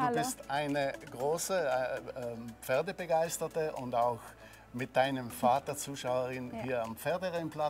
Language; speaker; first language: German; native; German